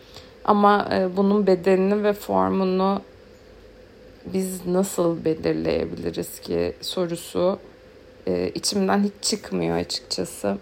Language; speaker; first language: Turkish; native; Turkish